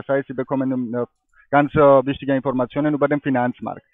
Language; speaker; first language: German; non-native, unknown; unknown